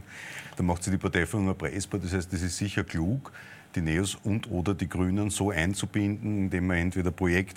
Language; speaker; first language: German; native; German